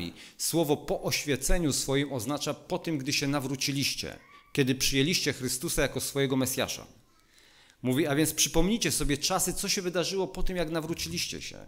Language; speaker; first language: Polish; native; Polish